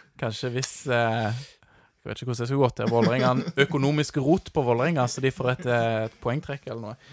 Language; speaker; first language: Norwegian; native; Norwegian